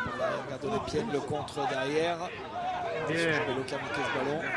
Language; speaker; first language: French; native; French